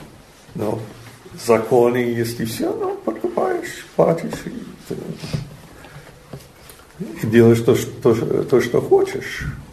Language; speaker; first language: Russian; non-native, learner; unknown